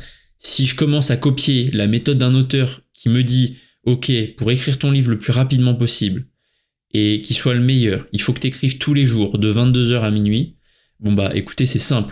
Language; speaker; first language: French; native; French